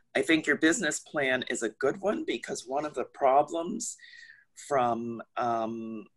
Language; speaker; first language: English; native; English